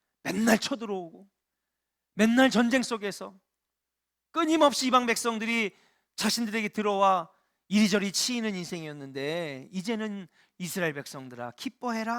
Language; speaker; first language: Korean; native; Korean